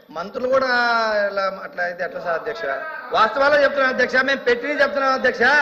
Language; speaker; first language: Telugu; native; Telugu